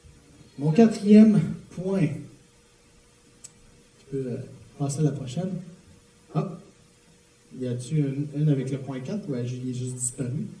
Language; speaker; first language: French; native; French